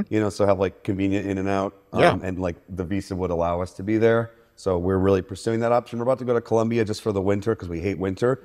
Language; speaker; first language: English; native; English